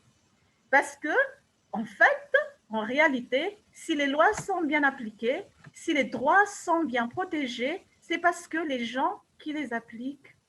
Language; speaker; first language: French; non-native, local second language; Malagasy